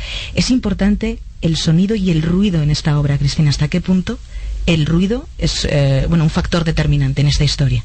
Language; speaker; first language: Spanish; native; Spanish